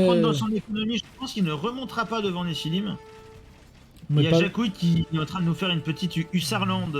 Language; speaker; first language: French; native; French